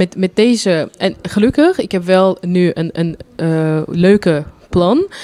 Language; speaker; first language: Dutch; non-native, fluent; Arabic